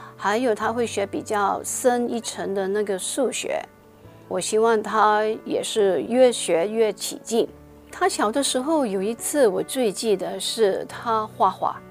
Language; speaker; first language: Chinese; native; Chinese